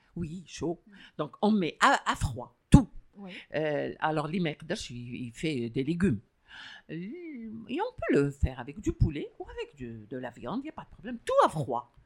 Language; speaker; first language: French; non-native, local second language; Arabic